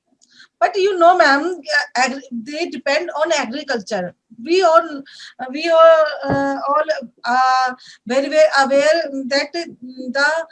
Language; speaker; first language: English; non-native, learner; Hindi